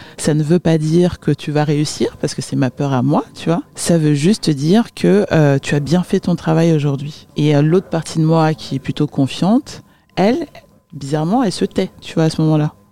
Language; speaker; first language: French; early bilingual, other home language; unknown